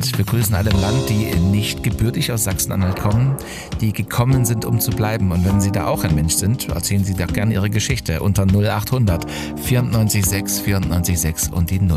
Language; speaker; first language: German; native; German